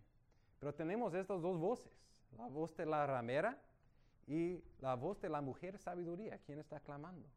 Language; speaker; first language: Spanish; non-native, fluent; English